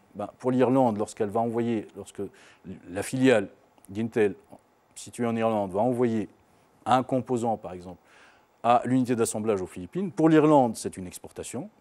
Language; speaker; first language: French; non-native, local second language; Arabic